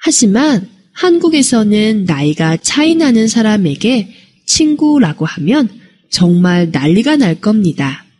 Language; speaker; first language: Korean; non-native, fluent; Chinese